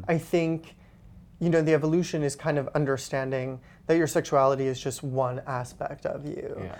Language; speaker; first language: English; non-native, fluent; Hebrew